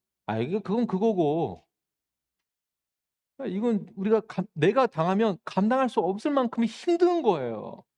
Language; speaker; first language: Korean; native; Korean